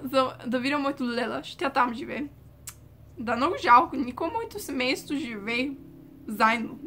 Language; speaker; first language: Bulgarian; early bilingual, heritage; Bulgarian